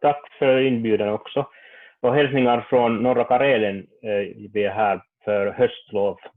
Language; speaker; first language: Swedish; non-native, learner; Finnish